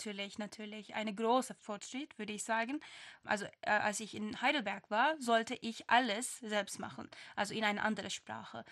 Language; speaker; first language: German; non-native, fluent; Turkish